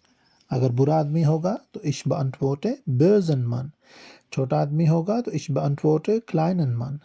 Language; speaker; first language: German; non-native, learner; Urdu